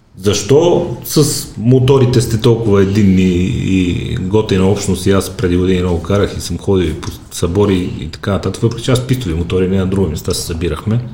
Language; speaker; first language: Bulgarian; native; Bulgarian